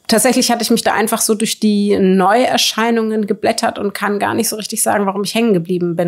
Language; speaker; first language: German; native; German